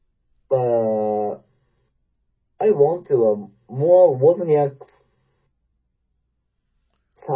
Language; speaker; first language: English; non-native, learner; Japanese